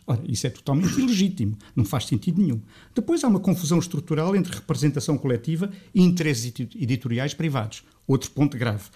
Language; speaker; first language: Portuguese; native; Portuguese